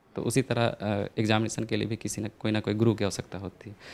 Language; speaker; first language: Hindi; native; Hindi